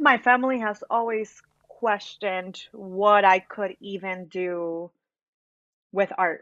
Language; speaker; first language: English; early bilingual, other home language; Spanish